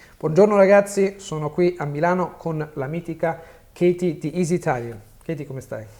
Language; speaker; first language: Italian; native; Italian